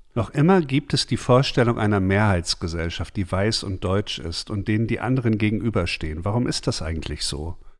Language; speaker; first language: German; native; German